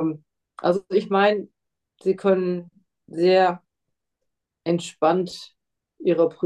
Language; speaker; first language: German; native; German